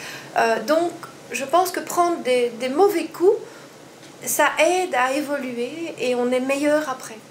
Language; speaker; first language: French; native; French